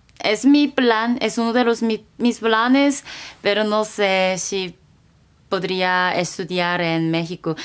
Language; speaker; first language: Spanish; non-native, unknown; Korean